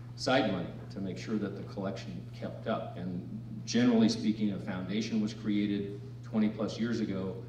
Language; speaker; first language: English; native; English